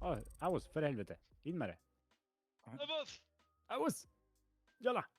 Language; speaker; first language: Swedish; native; Swedish